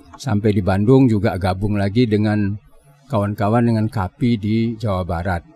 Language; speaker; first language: Indonesian; native; Indonesian